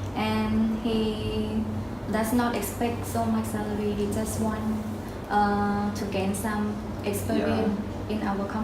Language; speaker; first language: English; non-native, learner; Khmer